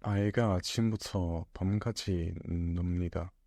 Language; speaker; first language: Korean; non-native, learner; English